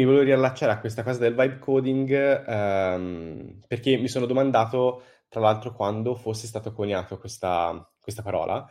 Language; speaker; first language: Italian; native; Italian